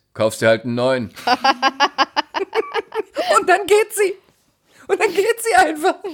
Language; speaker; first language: German; non-native, fluent; Spanish